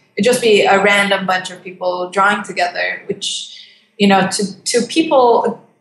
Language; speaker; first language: English; non-native, fluent; Turkish